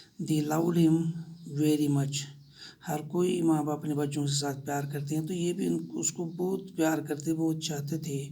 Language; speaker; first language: Urdu; non-native, local second language; Kashmiri